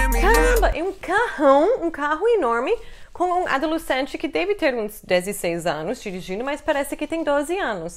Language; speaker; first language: Portuguese; non-native, fluent; English